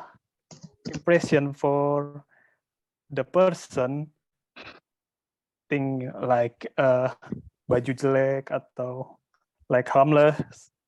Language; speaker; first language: English; non-native, learner; Indonesian